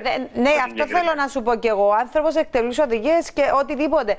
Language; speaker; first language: Greek; native; Greek